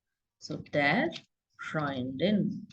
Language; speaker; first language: German; non-native, learner; Hindi